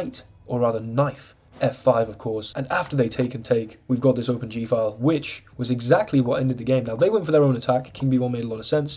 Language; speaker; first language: English; native; English